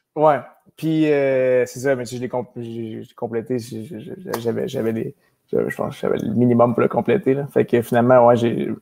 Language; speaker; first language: French; native; French